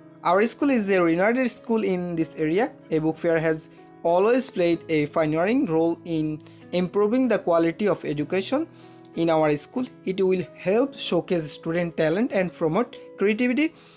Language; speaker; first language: English; non-native, local second language; Bangla